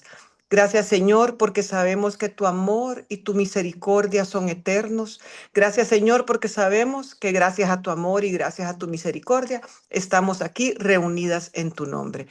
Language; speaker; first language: Spanish; native; Spanish